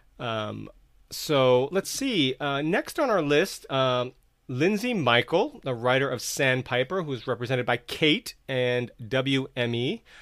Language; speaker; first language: English; native; English